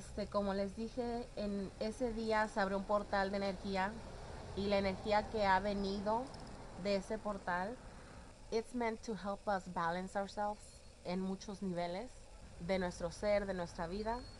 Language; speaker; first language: Spanish; early bilingual, heritage; Spanish